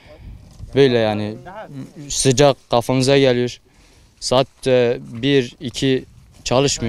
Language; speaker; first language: Turkish; non-native, learner; Arabic